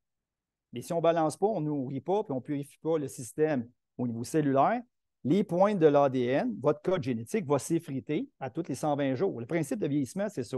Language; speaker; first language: French; native; French